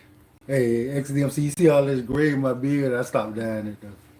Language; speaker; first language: English; native; English